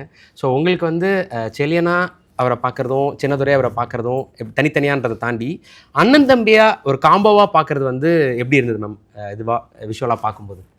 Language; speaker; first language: Tamil; native; Tamil